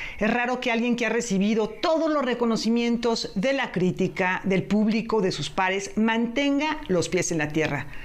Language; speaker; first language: Spanish; native; Spanish